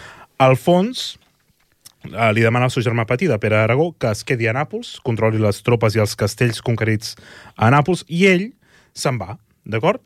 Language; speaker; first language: Catalan; native; Catalan